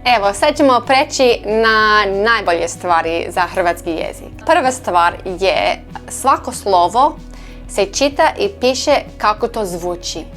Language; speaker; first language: Croatian; non-native, learner; English